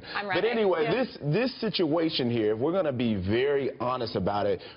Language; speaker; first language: English; native; English